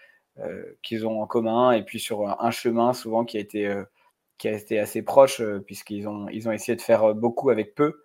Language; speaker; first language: French; native; French